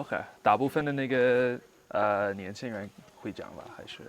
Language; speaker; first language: Chinese; non-native, fluent; English